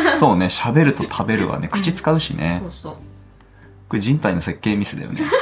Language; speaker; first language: Japanese; native; Japanese